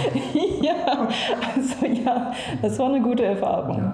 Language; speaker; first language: German; non-native, learner; English